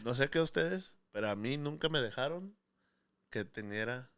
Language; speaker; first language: Spanish; early bilingual, heritage; Spanish